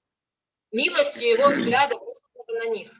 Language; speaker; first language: Russian; native; Russian